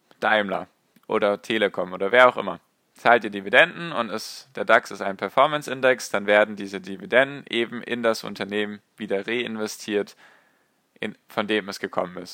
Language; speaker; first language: German; native; German